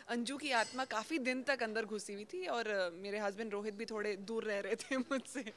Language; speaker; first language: Hindi; native; Hindi